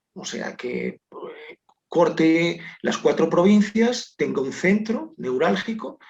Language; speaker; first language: Spanish; non-native, local second language; Galician